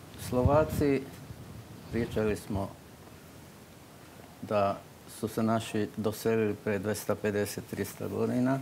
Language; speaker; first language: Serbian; non-native, local second language; Slovak